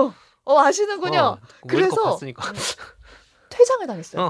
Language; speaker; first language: Korean; native; Korean